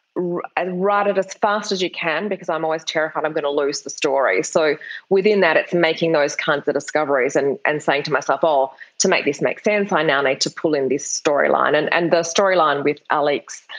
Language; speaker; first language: English; native; English